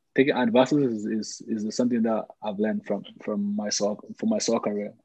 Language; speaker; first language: English; early bilingual, other home language; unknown